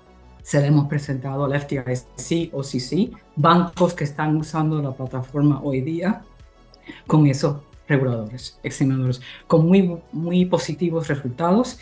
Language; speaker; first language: Spanish; early bilingual, heritage; English